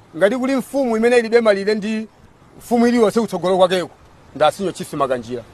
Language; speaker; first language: Nyanja; native; Nyanja